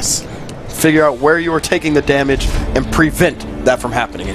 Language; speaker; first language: English; native; English